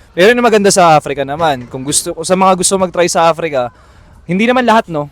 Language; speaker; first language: Filipino; native; Filipino